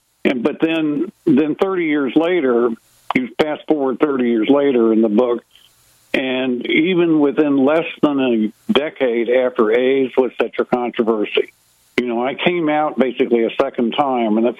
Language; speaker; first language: English; native; English